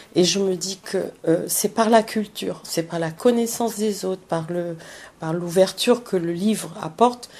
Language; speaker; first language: French; early bilingual, other home language; Vietnamese